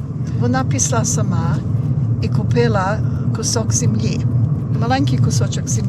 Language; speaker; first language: Ukrainian; early bilingual, heritage; Ukrainian